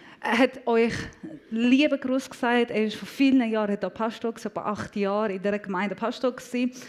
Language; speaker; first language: German; non-native, fluent; Persian